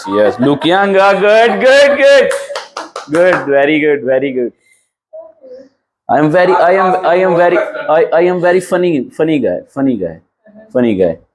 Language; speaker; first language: English; non-native, learner; Punjabi